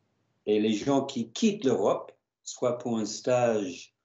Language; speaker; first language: French; non-native, fluent; English